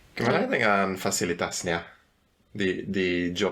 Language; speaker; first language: Indonesian; non-native, fluent; German